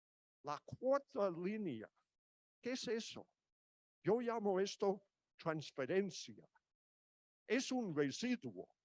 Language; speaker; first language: Spanish; non-native, fluent; English